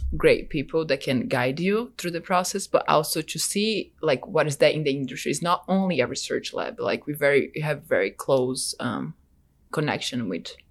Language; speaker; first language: English; non-native, fluent; Portuguese